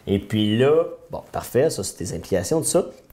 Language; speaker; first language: French; native; French